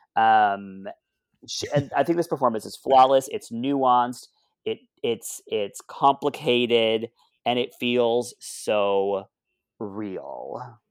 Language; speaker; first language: English; native; English